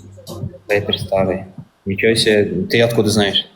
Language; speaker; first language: Russian; non-native, local second language; Turkmen